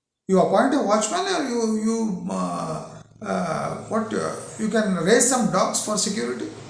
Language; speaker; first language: English; non-native, local second language; Telugu